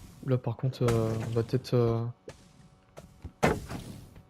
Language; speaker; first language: French; native; French